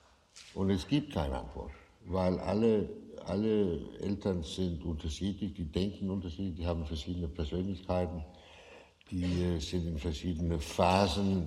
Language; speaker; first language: German; non-native, fluent; Danish